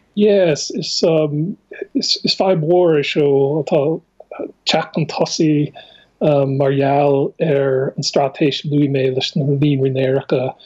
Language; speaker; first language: Irish; non-native, fluent; English